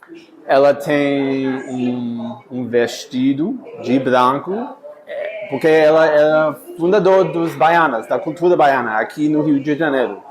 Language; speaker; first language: Portuguese; non-native, fluent; English